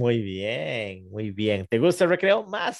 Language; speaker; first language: Spanish; non-native, fluent; English